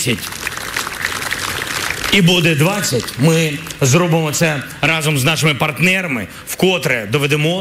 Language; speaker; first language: Ukrainian; non-native, local second language; Russian